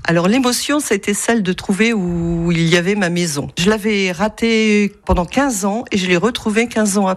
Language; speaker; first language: French; native; French